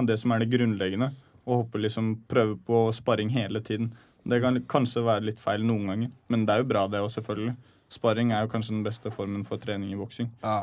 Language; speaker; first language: Norwegian; early bilingual, other home language; Chechen